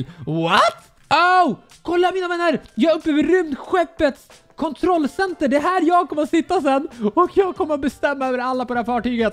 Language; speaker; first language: Swedish; native; Swedish